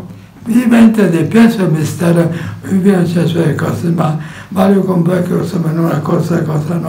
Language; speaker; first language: Italian; non-native, learner; Polish